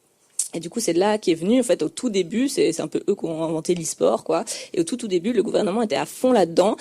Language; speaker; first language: French; native; French